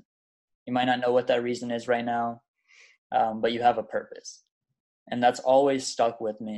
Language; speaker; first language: English; early bilingual, other home language; German